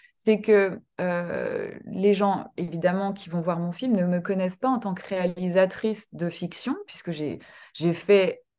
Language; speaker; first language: French; early bilingual, other home language; Kinyarwanda